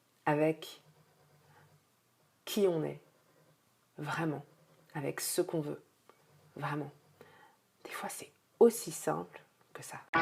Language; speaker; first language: French; native; French